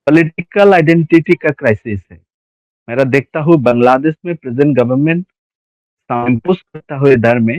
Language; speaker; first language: Hindi; non-native, learner; Bangla